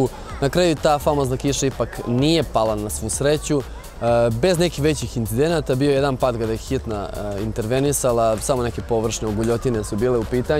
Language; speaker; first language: Serbian; native; Serbian